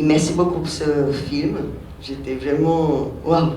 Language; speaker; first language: French; non-native, fluent; Portuguese